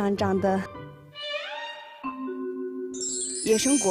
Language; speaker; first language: Chinese; non-native, local second language; Mongolian